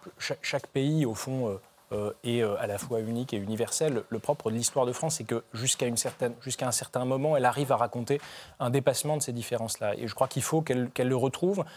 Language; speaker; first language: French; native; French